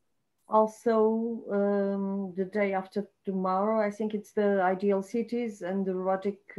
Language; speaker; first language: English; non-native, fluent; Portuguese